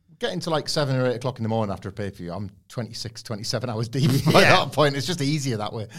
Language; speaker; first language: English; native; English